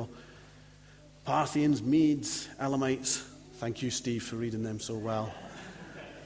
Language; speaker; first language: English; native; English